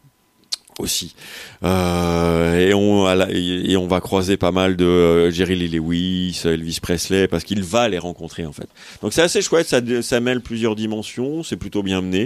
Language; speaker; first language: French; native; French